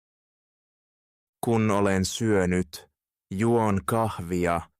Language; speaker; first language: Finnish; non-native, fluent; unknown